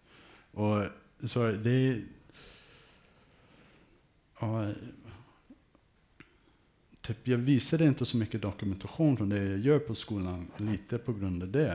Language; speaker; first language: Swedish; early bilingual, heritage; English